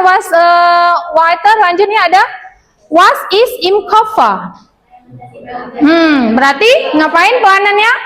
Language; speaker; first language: Indonesian; native; Indonesian